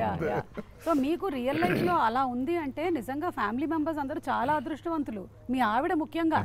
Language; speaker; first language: Telugu; native; Telugu